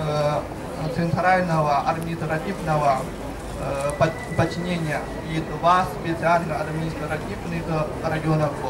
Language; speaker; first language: Russian; non-native, fluent; Chinese